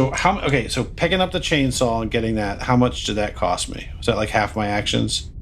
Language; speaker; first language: English; native; English